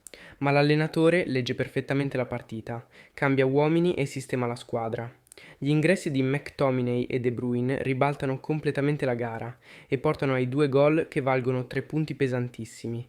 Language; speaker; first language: Italian; native; Italian